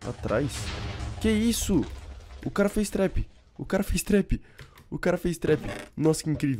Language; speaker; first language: Portuguese; native; Portuguese